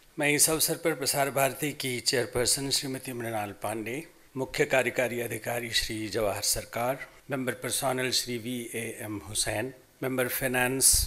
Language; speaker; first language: Hindi; native; Hindi